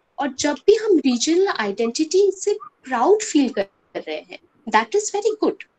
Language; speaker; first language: Hindi; non-native, local second language; Bangla